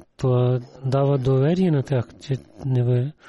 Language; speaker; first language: Bulgarian; non-native, learner; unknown